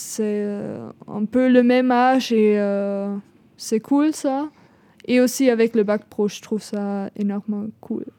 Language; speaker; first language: French; non-native, fluent; German